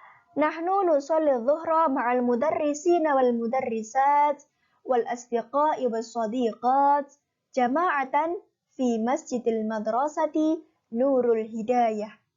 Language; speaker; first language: Arabic; non-native, fluent; Indonesian